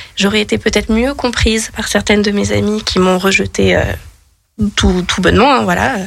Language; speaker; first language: French; native; French